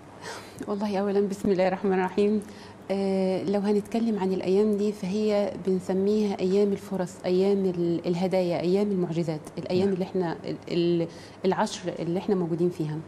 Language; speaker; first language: Arabic; native; Arabic